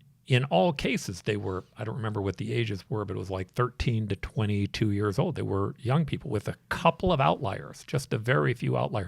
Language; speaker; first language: English; native; English